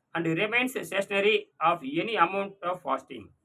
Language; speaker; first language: English; non-native, local second language; Tamil